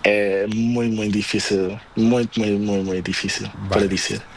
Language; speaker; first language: Spanish; non-native, learner; Portuguese